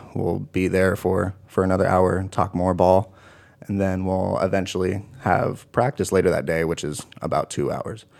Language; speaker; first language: English; native; English